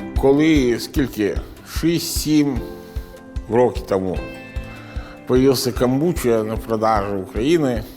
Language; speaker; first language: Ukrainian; non-native, learner; Italian